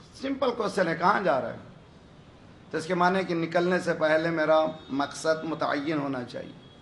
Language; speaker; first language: Urdu; native; Urdu